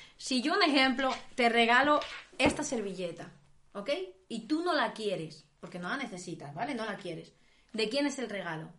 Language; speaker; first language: Spanish; native; Spanish